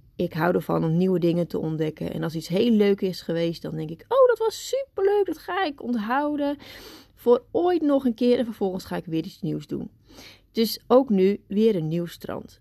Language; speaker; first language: Dutch; native; Dutch